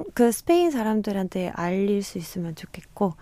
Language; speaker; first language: Korean; non-native, fluent; Spanish